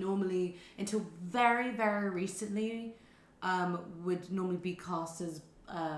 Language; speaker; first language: English; native; English